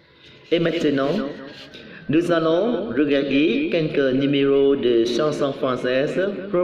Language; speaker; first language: French; non-native, learner; Vietnamese